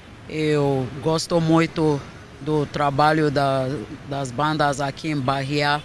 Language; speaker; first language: Portuguese; non-native, fluent; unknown